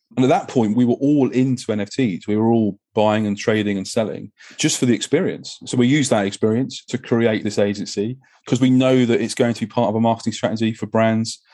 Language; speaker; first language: English; native; English